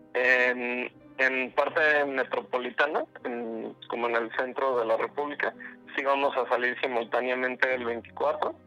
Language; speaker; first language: Spanish; native; Spanish